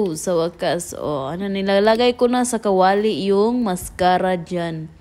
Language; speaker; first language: Filipino; non-native, local second language; Cebuano